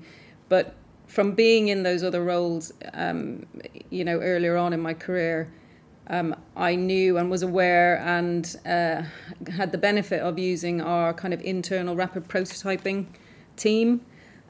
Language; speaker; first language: English; native; English